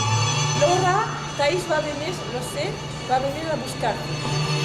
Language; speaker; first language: Spanish; non-native, learner; French